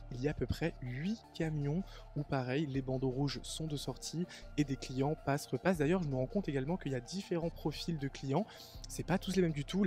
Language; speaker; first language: French; native; French